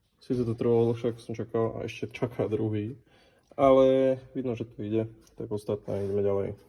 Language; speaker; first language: Slovak; native; Slovak